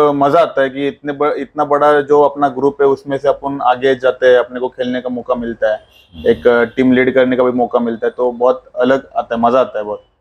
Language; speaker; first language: Hindi; non-native, local second language; Marathi